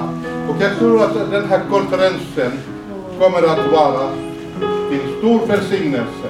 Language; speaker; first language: Swedish; non-native, fluent; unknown